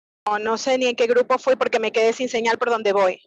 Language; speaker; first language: Spanish; native; Spanish